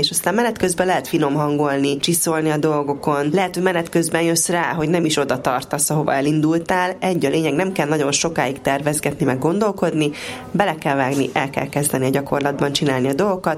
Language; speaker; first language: Hungarian; native; Hungarian